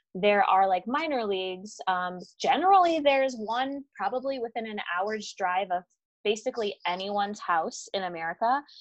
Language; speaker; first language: English; native; English